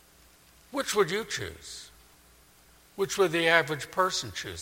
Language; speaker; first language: English; native; English